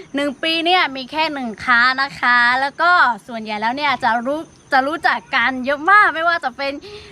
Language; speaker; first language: Thai; non-native, local second language; Lahu